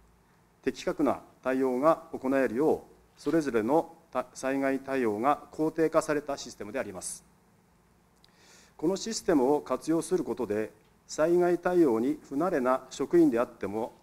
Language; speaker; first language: Japanese; native; Japanese